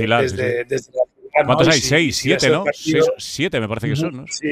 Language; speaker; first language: Spanish; native; Spanish